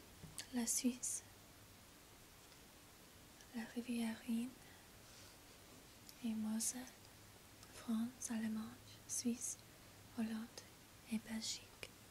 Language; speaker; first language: French; non-native, learner; English